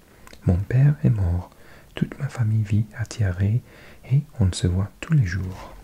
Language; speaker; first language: French; non-native, learner; English